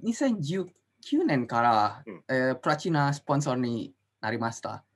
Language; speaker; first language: Japanese; non-native, learner; Indonesian